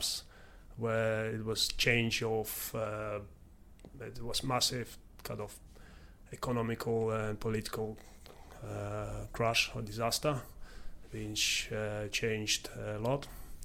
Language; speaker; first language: English; non-native, fluent; Latvian